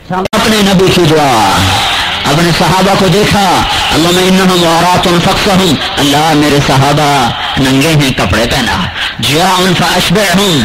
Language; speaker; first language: Urdu; non-native, local second language; Punjabi